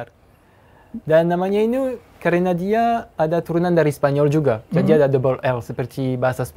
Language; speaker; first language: Indonesian; non-native, fluent; French